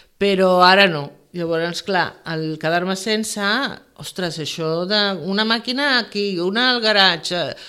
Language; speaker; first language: Catalan; non-native, local second language; Spanish